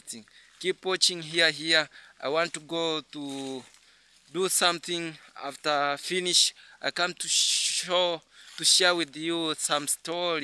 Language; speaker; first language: English; non-native, learner; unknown